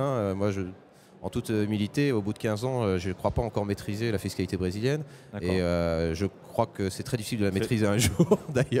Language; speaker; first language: French; native; French